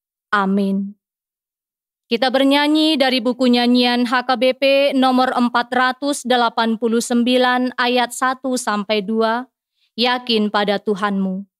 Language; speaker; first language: Indonesian; native; Indonesian